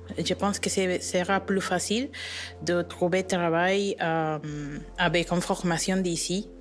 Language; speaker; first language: French; non-native, learner; Spanish